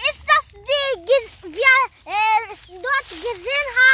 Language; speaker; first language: German; early bilingual, other home language; Arabic